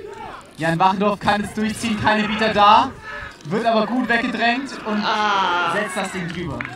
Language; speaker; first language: German; native; German